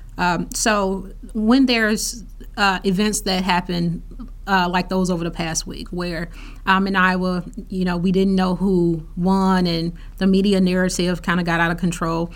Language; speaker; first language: English; native; English